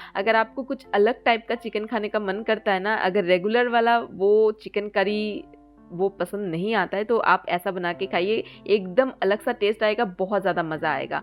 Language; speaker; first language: Hindi; non-native, local second language; Bangla